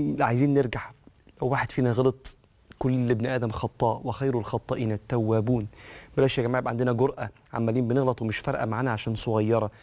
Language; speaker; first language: Arabic; native; Arabic